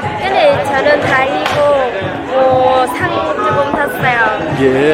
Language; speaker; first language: Korean; non-native, learner; Vietnamese